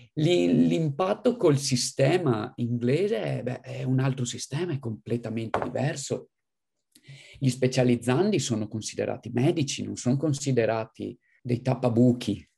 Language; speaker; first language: Italian; native; Italian